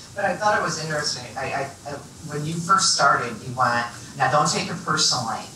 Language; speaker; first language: English; native; English